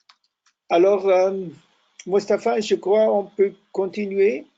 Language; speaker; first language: French; non-native, fluent; German